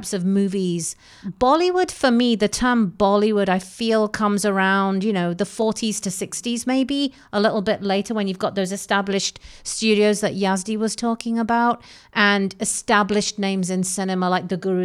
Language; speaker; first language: English; native; English